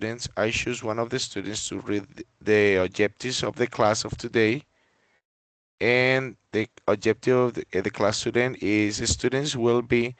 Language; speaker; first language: English; non-native, fluent; Spanish